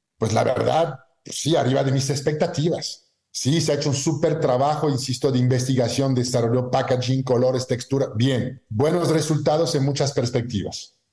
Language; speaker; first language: Spanish; non-native, fluent; French